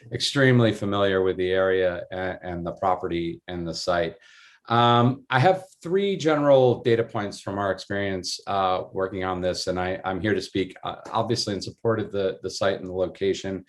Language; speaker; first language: English; native; English